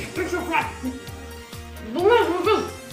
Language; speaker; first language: Chinese; non-native, learner; Russian